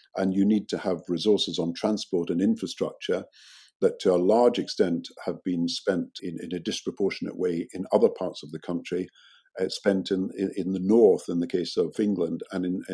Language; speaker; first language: English; native; English